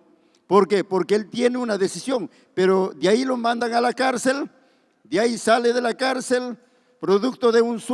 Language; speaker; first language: Spanish; native; Spanish